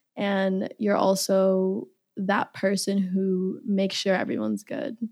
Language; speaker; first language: English; early bilingual, other home language; Somali